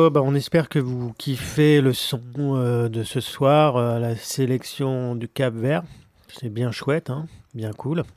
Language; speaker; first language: French; native; French